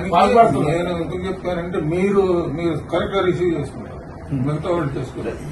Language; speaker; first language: Telugu; native; Telugu